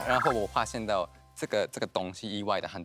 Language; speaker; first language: Chinese; non-native, fluent; Japanese